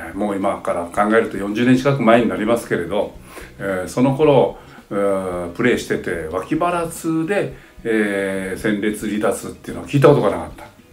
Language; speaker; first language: Japanese; native; Japanese